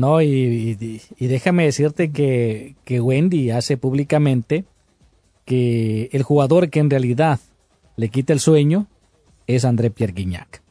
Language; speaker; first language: Spanish; native; Spanish